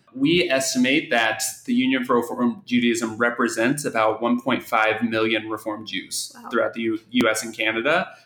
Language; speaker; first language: English; native; English